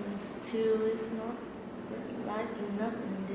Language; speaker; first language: English; non-native, learner; Vietnamese